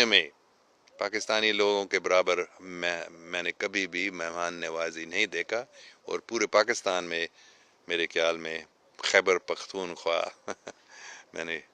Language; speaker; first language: Hindi; non-native, local second language; English